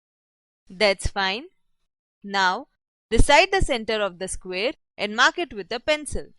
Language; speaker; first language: English; non-native, local second language; Gujarati